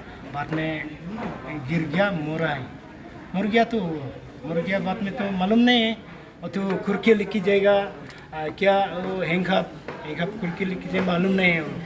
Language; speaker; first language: Hindi; non-native, local second language; Khasi